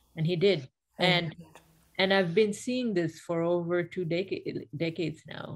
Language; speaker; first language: English; non-native, local second language; Bangla